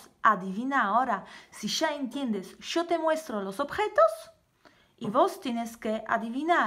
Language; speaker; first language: Spanish; non-native, fluent; Polish